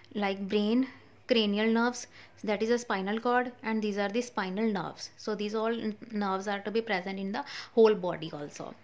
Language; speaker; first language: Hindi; non-native, local second language; Punjabi